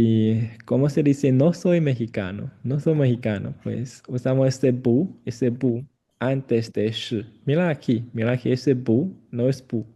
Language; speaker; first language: Spanish; non-native, fluent; Chinese